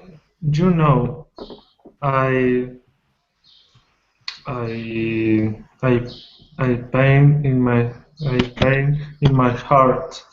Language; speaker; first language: English; non-native, learner; Spanish